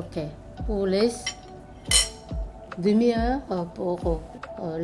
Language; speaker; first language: French; non-native, learner; Korean